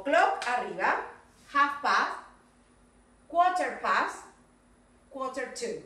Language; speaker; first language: English; non-native, fluent; Spanish